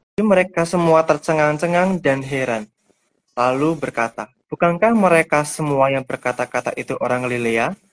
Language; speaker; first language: Indonesian; native; Indonesian